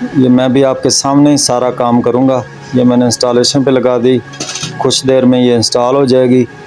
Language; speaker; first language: Urdu; native; Urdu